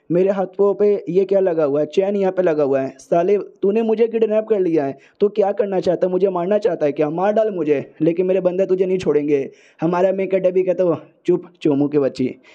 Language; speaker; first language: Hindi; native; Hindi